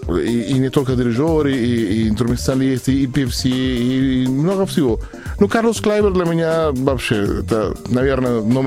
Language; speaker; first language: Russian; non-native, learner; Spanish